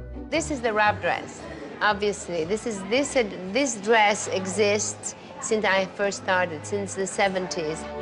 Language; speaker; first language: English; non-native, fluent; French